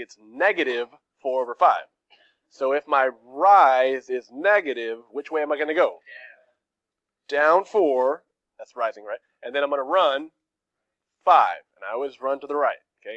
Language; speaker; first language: English; native; English